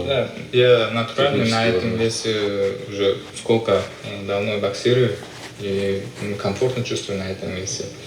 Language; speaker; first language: Russian; non-native, local second language; Uzbek